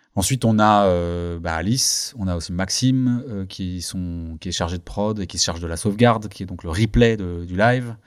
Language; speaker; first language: French; early bilingual, other home language; Turkish